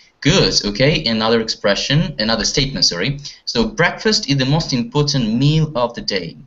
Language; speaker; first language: English; non-native, fluent; Russian